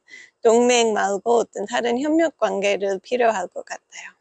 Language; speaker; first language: Korean; non-native, fluent; English